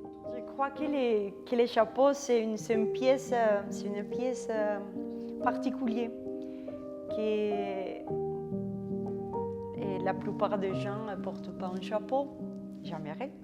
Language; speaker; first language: French; non-native, fluent; Spanish